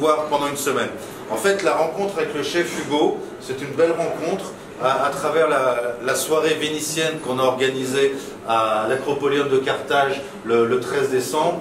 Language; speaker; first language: French; native; French